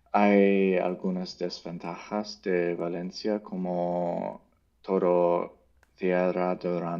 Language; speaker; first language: Spanish; non-native, learner; English